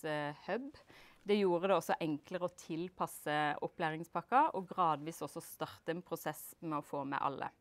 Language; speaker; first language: Norwegian; native; Norwegian